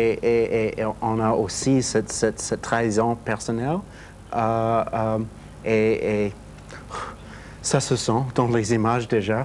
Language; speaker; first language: French; non-native, fluent; English